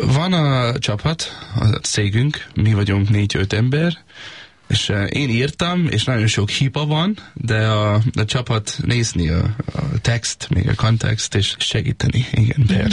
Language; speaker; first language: Hungarian; non-native, learner; Danish